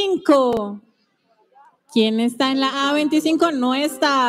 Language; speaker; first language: Spanish; native; Spanish